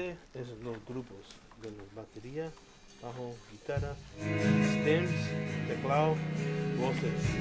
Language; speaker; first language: Spanish; early bilingual, heritage; Spanish